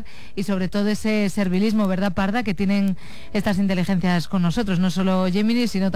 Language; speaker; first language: Spanish; native; Spanish